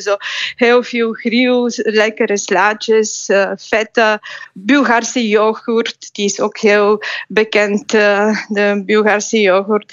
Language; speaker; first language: Dutch; non-native, fluent; Bulgarian